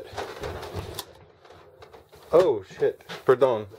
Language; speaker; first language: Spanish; non-native, learner; English